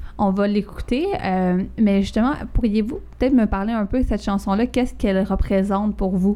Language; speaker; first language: French; native; French